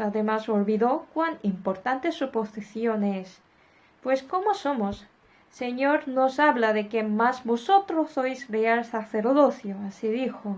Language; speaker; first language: Spanish; non-native, fluent; Korean